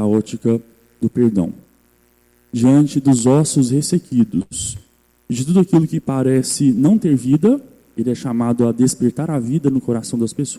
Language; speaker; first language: Portuguese; native; Portuguese